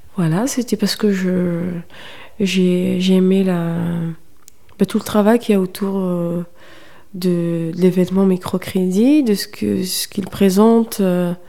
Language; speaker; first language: French; non-native, local second language; Kabyle